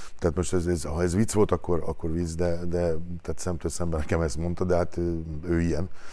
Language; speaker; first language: Hungarian; native; Hungarian